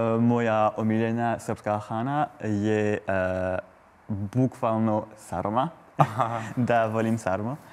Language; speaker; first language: Croatian; non-native, learner; French